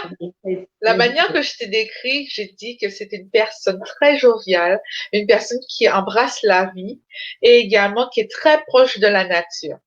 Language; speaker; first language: French; native; French